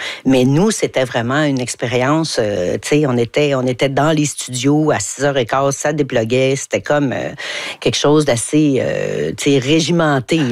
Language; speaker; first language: French; native; French